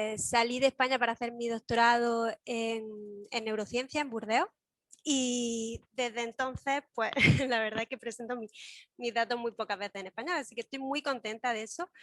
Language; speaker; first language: Spanish; native; Spanish